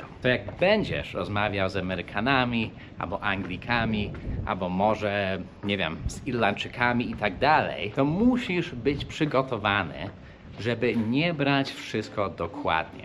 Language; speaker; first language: Polish; non-native, fluent; English